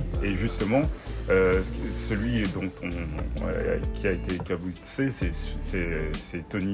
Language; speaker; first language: French; native; French